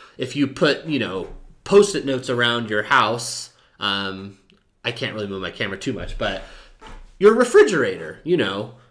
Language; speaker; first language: English; native; English